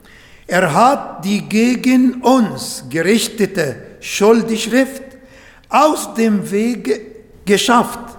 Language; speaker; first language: German; non-native, learner; Arabic